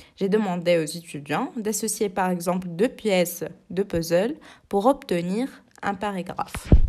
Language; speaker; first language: French; non-native, local second language; Arabic